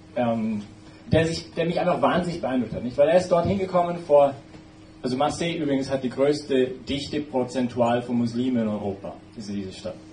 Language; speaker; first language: German; non-native, fluent; English